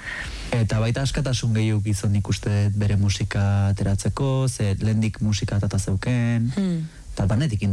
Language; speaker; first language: Basque; native; Basque